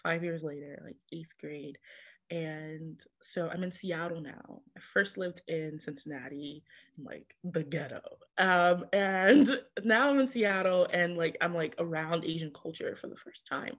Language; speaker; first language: English; early bilingual, other home language; French